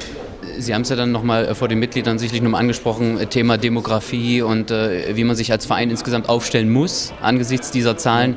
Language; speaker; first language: German; native; German